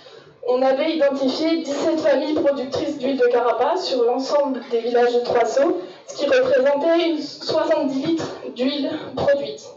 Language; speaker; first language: French; native; French